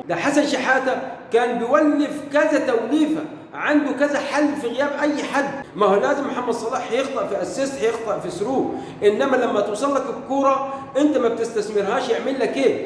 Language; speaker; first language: Arabic; native; Arabic